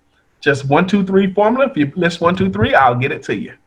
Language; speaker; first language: English; native; English